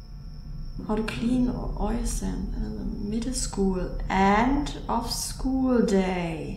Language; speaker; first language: English; non-native, learner; German